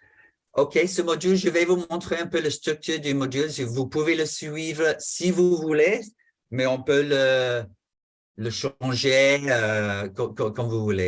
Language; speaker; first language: French; non-native, fluent; English